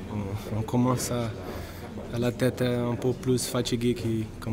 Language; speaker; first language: French; non-native, learner; Portuguese